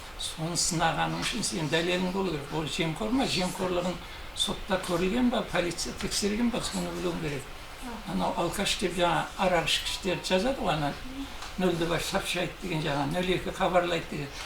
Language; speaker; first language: Kazakh; native; Kazakh